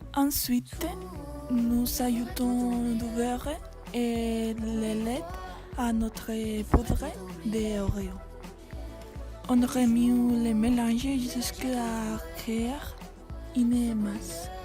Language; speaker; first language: French; non-native, learner; Spanish